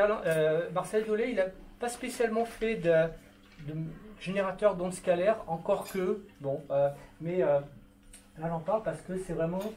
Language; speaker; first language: French; native; French